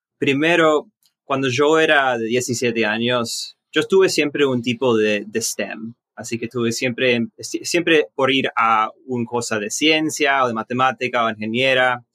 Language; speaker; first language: Spanish; early bilingual, heritage; Spanish